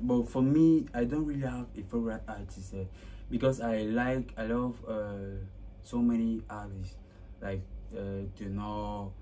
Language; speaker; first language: English; non-native, local second language; French